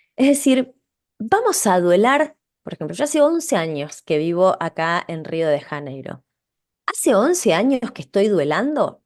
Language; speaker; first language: Spanish; native; Spanish